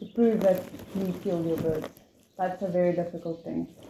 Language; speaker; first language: English; non-native, local second language; Afrikaans